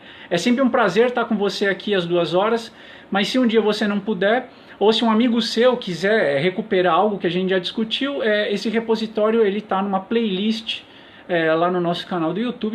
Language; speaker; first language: Portuguese; native; Portuguese